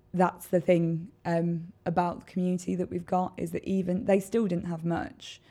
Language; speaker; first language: English; native; English